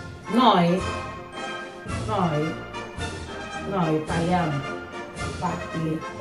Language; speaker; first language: Italian; non-native, learner; Nigerian Pidgin